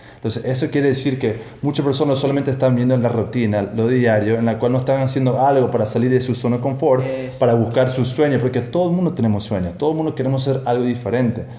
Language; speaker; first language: Spanish; non-native, fluent; English